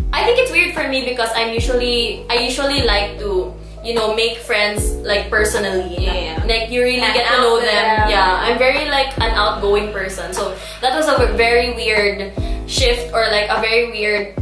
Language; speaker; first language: English; non-native, local second language; Cebuano